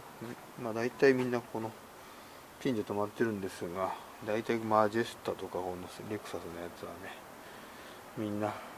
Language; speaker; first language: Japanese; native; Japanese